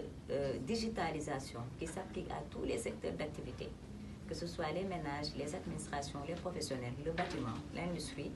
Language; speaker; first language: French; non-native, local second language; Wolof